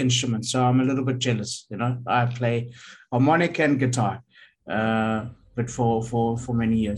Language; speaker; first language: English; native; English